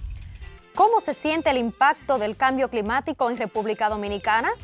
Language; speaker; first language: Spanish; native; Spanish